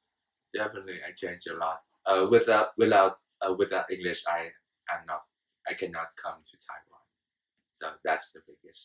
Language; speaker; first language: English; non-native, fluent; Vietnamese